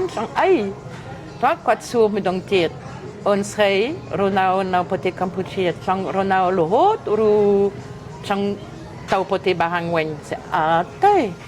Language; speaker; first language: Khmer; non-native, fluent; French